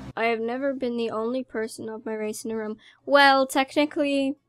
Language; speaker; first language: English; native; English